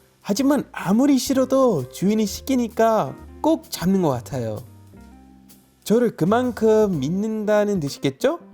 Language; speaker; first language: Korean; non-native, fluent; English